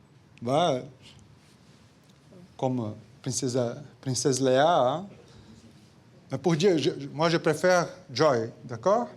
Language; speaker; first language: French; non-native, fluent; Portuguese